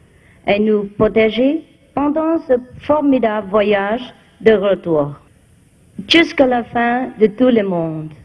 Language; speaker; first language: French; non-native, fluent; Vietnamese